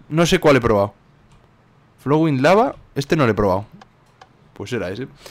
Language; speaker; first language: Spanish; native; Spanish